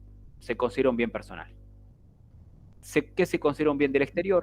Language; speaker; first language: Spanish; native; Spanish